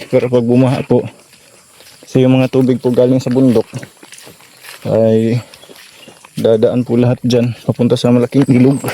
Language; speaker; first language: Filipino; non-native, local second language; Cebuano